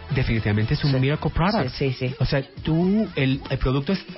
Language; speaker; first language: Spanish; native; Spanish